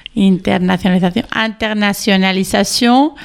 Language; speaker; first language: French; non-native, fluent; Spanish